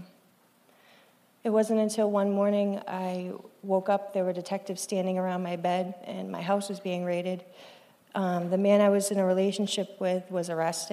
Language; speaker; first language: English; native; English